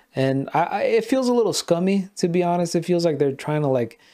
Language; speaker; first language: English; non-native, fluent; Spanish